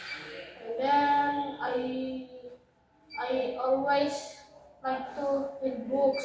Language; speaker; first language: English; non-native, learner; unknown